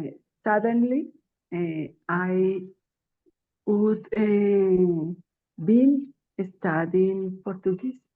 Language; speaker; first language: English; non-native, learner; Spanish